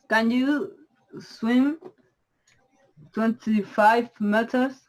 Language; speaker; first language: English; non-native, learner; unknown